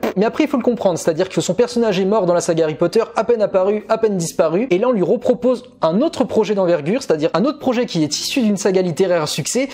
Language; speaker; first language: French; native; French